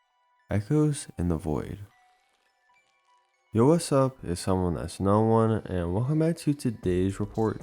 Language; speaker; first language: English; native; English